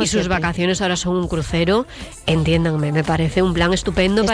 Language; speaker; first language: Spanish; native; Spanish